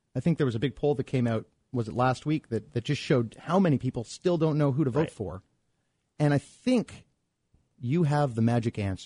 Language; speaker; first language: English; native; English